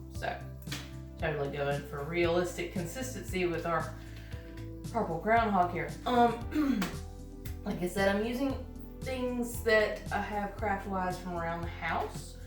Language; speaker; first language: English; native; English